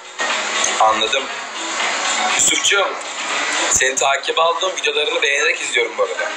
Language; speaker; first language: Turkish; native; Turkish